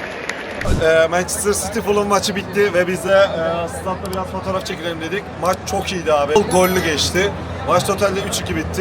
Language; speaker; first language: Turkish; native; Turkish